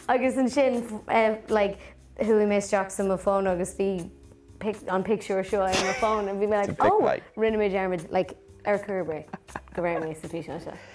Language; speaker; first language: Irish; non-native, local second language; English